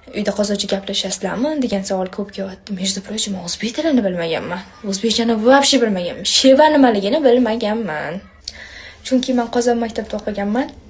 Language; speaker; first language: Uzbek; non-native, local second language; Kazakh